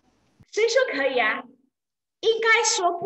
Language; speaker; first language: Chinese; non-native, fluent; Indonesian